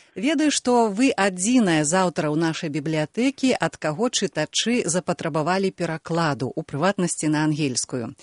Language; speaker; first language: Belarusian; native; Belarusian